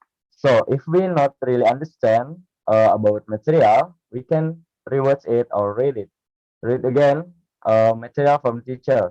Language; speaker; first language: English; non-native, learner; Indonesian